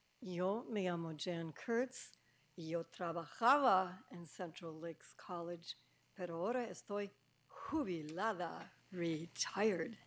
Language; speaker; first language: Spanish; non-native, fluent; English